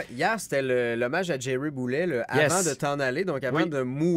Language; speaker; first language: French; native; French